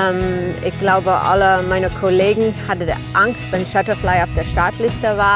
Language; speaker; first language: German; non-native, fluent; English